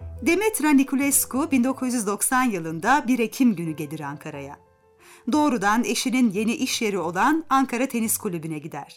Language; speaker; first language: Turkish; native; Turkish